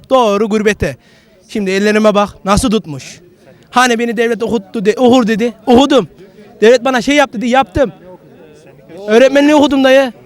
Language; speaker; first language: Turkish; native; Turkish